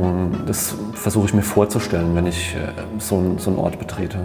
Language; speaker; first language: German; native; German